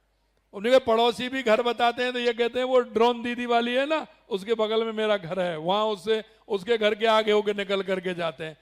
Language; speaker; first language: Hindi; native; Hindi